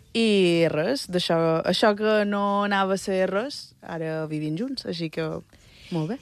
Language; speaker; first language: Catalan; early bilingual, other home language; Spanish